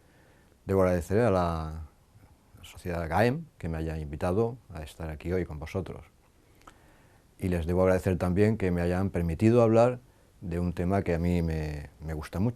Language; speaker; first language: Spanish; native; Spanish